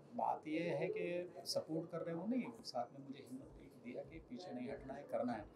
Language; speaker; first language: Hindi; native; Hindi